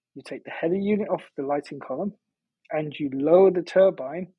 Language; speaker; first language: English; native; English